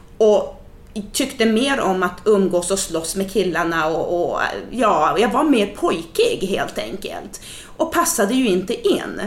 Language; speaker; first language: Swedish; native; Swedish